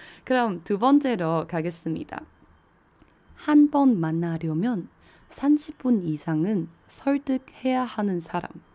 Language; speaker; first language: Korean; non-native, fluent; Chinese